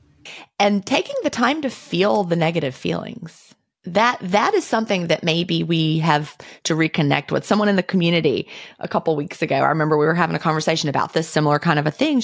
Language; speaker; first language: English; native; English